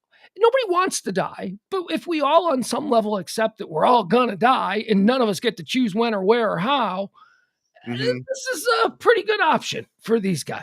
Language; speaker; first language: English; native; English